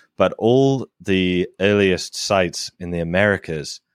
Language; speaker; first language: English; native; English